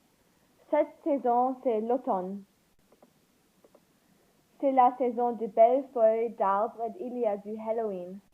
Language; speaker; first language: French; non-native, learner; English